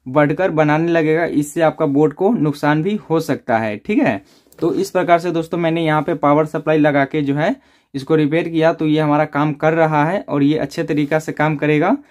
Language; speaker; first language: Hindi; native; Hindi